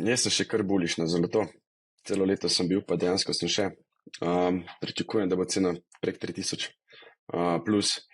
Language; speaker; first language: Slovenian; native; Slovenian